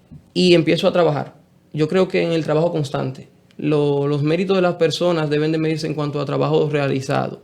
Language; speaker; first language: Spanish; native; Spanish